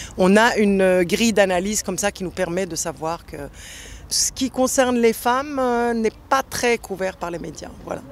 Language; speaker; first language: French; non-native, local second language; Arabic